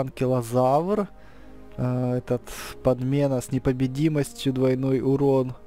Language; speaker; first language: Russian; native; Russian